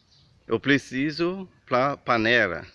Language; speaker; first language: Portuguese; non-native, learner; Haitian Creole